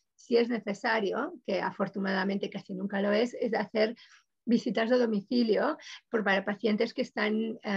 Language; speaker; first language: Spanish; native; Spanish